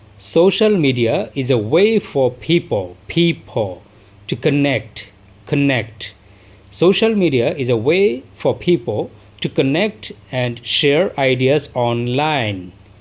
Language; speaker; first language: English; non-native, local second language; Bangla